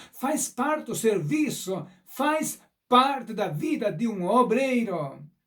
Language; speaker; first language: Portuguese; non-native, fluent; German